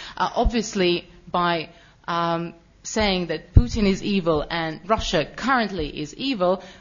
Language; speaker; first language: English; non-native, fluent; Russian